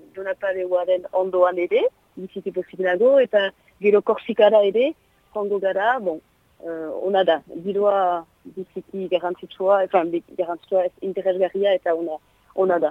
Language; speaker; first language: Basque; non-native, local second language; French